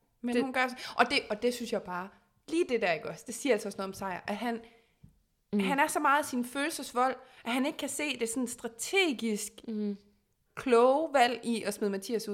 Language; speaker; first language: Danish; native; Danish